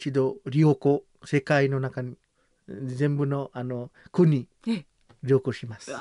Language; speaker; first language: Japanese; non-native, learner; Samoan